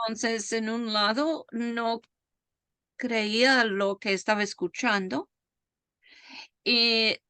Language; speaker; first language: Spanish; non-native, fluent; English